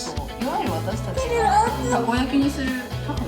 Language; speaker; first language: Japanese; native; Japanese